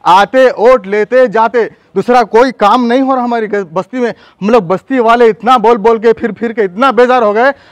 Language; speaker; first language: Hindi; native; Hindi